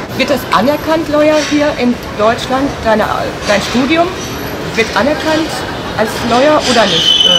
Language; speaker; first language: German; native; German